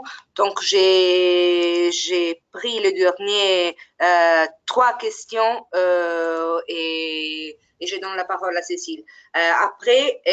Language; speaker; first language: French; non-native, fluent; Italian